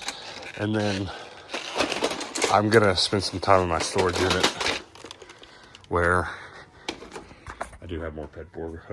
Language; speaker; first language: English; native; English